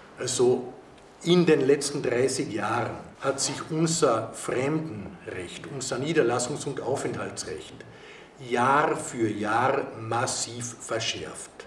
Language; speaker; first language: German; native; German